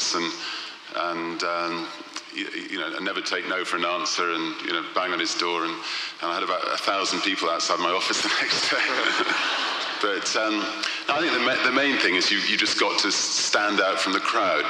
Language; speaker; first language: English; native; English